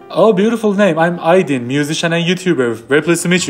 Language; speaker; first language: English; non-native, learner; Persian